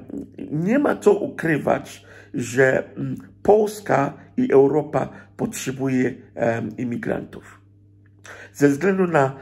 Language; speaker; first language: Polish; non-native, fluent; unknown